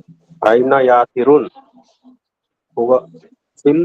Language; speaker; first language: Arabic; non-native, learner; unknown